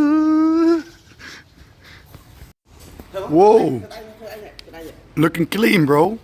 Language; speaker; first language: English; non-native, fluent; Dutch